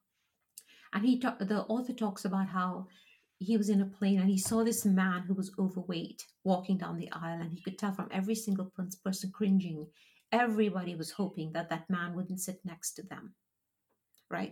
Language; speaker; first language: English; non-native, local second language; Punjabi